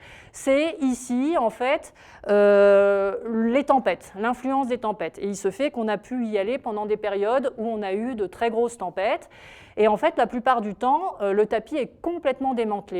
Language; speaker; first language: French; native; French